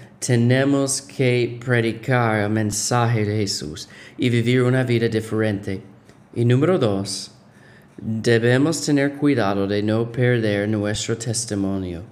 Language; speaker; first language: Spanish; non-native, fluent; English